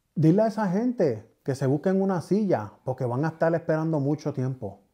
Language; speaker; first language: Spanish; early bilingual, heritage; Spanish